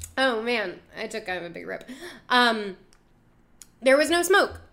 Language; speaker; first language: English; native; English